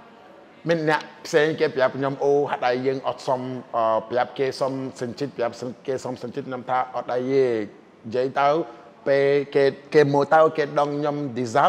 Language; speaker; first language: Khmer; non-native, fluent; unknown